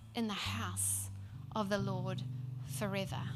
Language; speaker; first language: English; native; English